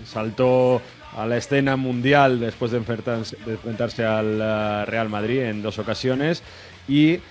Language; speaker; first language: Spanish; native; Spanish